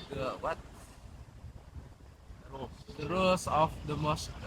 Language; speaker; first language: English; non-native, learner; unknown